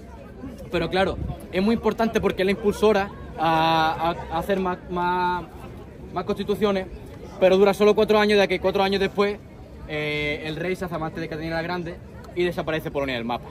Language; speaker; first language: Spanish; native; Spanish